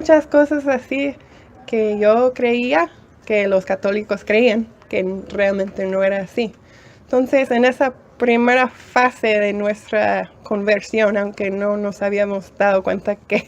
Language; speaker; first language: Spanish; non-native, fluent; English